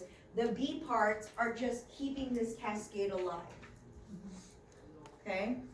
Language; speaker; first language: English; native; English